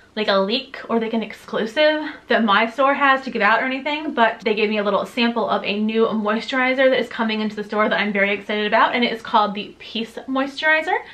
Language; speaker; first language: English; native; English